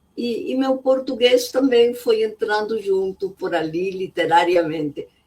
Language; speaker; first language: Portuguese; non-native, fluent; Spanish